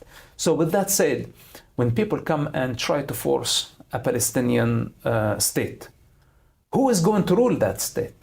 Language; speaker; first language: English; non-native, fluent; Arabic